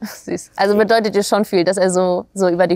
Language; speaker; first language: German; native; German